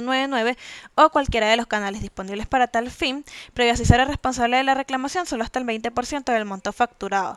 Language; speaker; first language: Spanish; native; Spanish